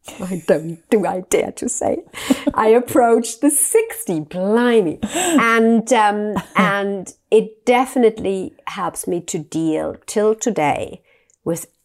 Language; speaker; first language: English; non-native, fluent; German